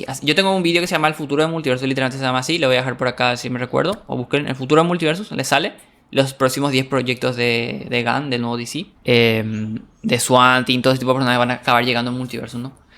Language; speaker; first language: Spanish; native; Spanish